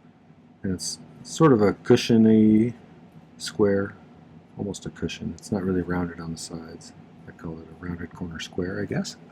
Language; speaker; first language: English; native; English